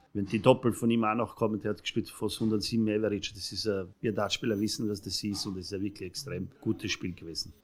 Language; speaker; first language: German; non-native, fluent; Serbian